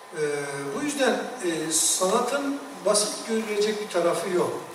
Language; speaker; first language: Turkish; native; Turkish